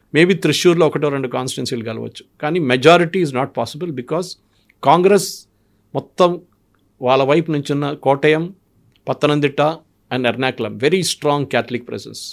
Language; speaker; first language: Telugu; non-native, local second language; Malayalam